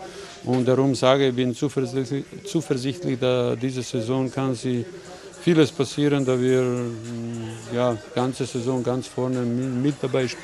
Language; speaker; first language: German; non-native, learner; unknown